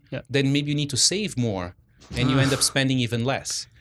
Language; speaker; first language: English; non-native, fluent; Portuguese